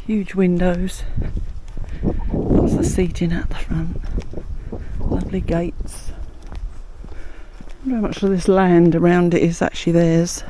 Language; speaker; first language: English; native; English